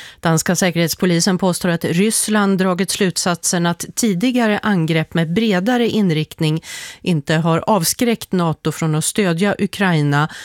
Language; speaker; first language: Swedish; native; Swedish